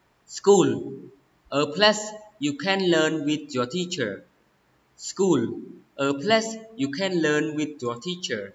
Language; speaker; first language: English; non-native, learner; Khmer